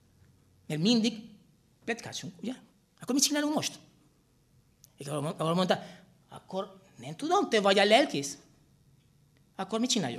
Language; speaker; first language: Hungarian; non-native, fluent; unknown